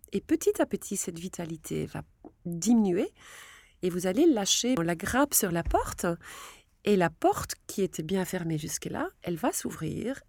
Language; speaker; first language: French; non-native, local second language; Dutch